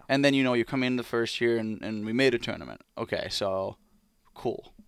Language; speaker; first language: English; non-native, fluent; Finnish